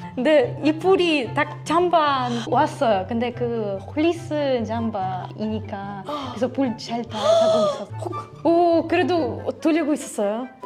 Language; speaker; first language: Korean; non-native, fluent; Ukrainian